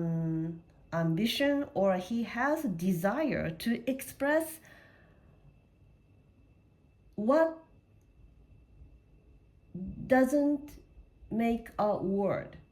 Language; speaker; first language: English; non-native, learner; Japanese